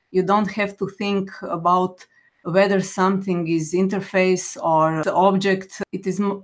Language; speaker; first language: English; non-native, fluent; Croatian